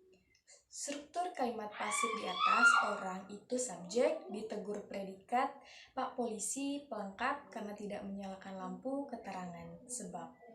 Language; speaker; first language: Indonesian; native; Indonesian